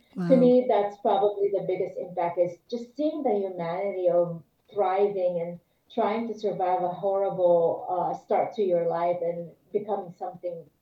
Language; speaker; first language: English; non-native, local second language; Filipino